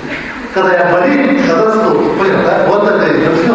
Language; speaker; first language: Russian; non-native, learner; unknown